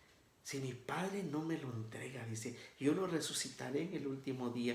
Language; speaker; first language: Spanish; native; Spanish